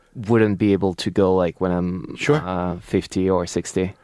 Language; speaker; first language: English; non-native, fluent; French